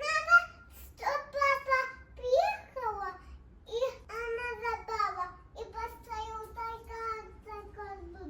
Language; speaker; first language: Russian; early bilingual, heritage; Russian